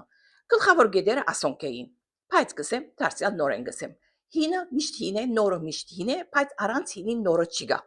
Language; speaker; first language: Armenian; early bilingual, heritage; Armenian